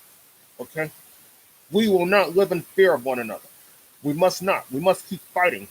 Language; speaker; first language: English; native; English